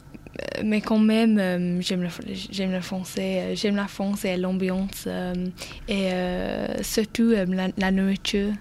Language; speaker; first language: French; non-native, learner; English